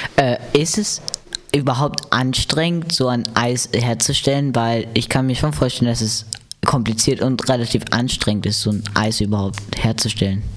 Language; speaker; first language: German; native; German